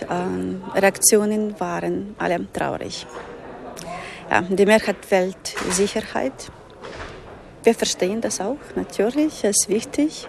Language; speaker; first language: German; non-native, fluent; Ukrainian